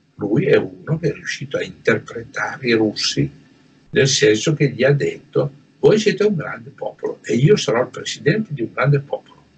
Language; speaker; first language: Italian; native; Italian